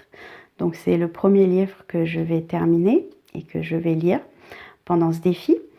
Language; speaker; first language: French; native; French